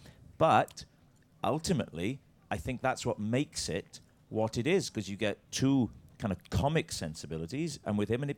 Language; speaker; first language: English; native; English